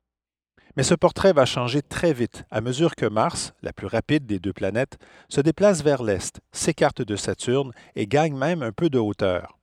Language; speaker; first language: French; native; French